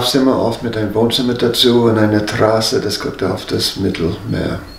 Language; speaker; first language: German; non-native, fluent; English